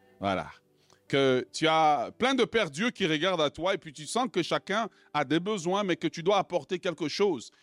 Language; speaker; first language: French; non-native, local second language; Lingala